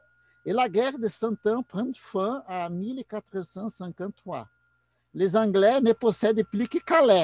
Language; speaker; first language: French; non-native, learner; Portuguese